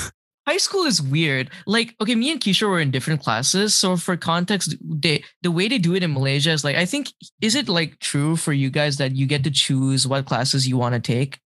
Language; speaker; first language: English; non-native, local second language; Malay